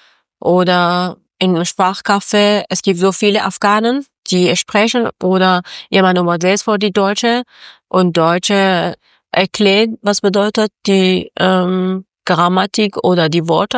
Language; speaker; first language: German; non-native, learner; Persian